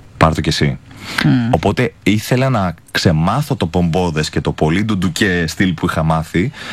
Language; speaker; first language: Greek; native; Greek